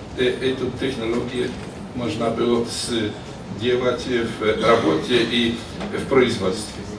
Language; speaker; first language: Russian; non-native, learner; Polish